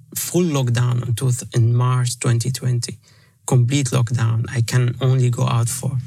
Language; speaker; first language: English; non-native, fluent; Arabic